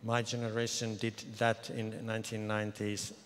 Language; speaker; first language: English; non-native, fluent; Finnish